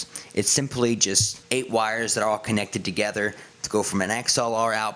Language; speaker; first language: English; native; English